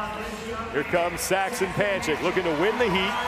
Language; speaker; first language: English; native; English